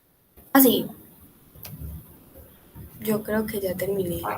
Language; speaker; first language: Spanish; native; Spanish